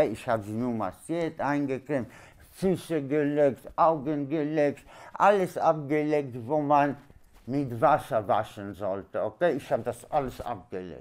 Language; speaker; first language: German; non-native, learner; Polish